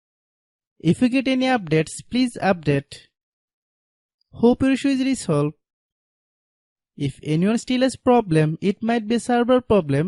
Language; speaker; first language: English; non-native, fluent; Bangla